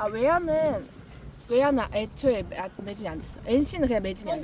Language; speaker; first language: Korean; native; Korean